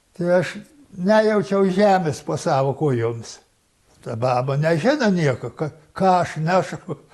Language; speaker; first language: Lithuanian; native; Lithuanian